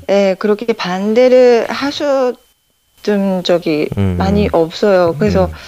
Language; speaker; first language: Korean; non-native, learner; Japanese